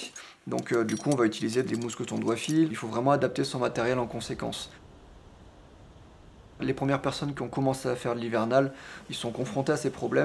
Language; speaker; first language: French; native; French